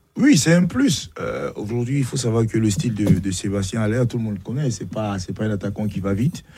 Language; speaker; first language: French; native; French